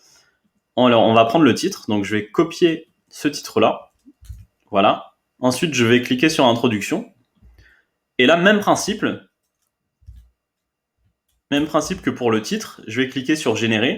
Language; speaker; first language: French; native; French